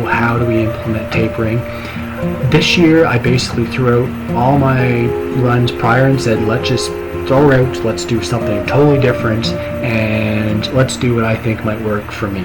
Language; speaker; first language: English; native; English